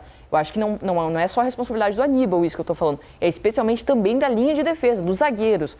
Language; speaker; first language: Portuguese; native; Portuguese